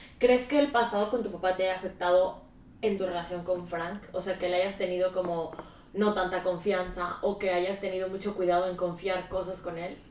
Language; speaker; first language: Spanish; early bilingual, heritage; Spanish